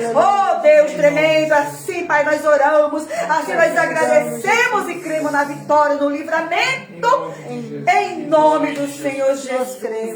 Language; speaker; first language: Portuguese; native; Portuguese